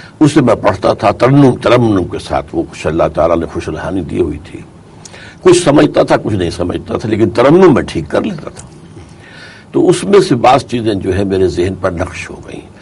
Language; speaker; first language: Urdu; native; Urdu